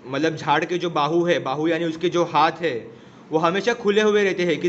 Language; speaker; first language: Hindi; non-native, local second language; Marathi